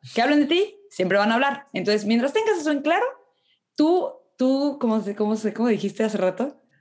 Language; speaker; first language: Spanish; native; Spanish